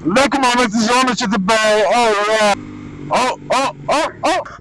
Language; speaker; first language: Dutch; native; Dutch